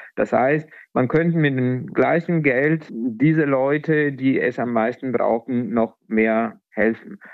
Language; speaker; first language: German; native; German